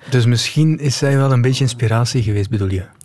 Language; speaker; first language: Dutch; native; Dutch